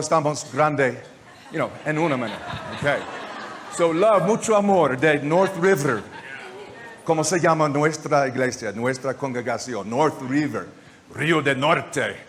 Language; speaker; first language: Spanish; non-native, learner; English